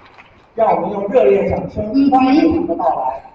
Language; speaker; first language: Chinese; native; Chinese